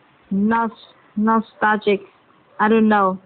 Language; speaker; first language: English; non-native, learner; Vietnamese